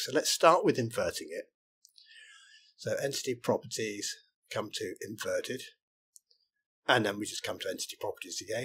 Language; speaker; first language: English; native; English